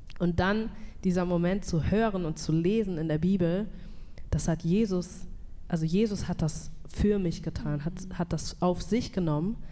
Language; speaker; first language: German; native; German